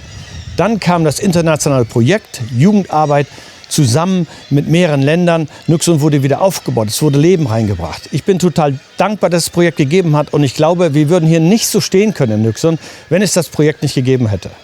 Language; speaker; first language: German; native; German